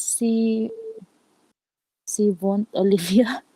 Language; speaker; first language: German; non-native, learner; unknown